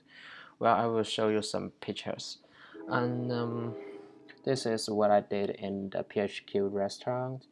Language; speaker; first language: English; non-native, learner; Chinese